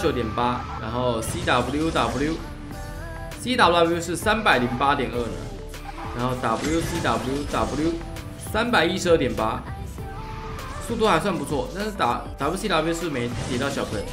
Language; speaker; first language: Chinese; native; Chinese